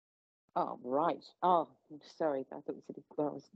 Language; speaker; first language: English; native; English